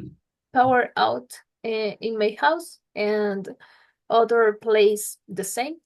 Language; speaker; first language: English; non-native, learner; Spanish